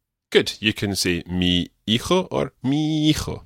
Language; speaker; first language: Spanish; non-native, fluent; English